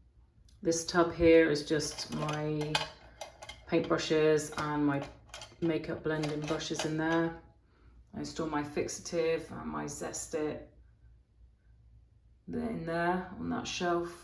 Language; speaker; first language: English; native; English